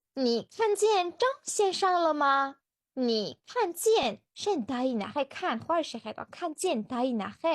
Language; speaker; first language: Chinese; non-native, fluent; Georgian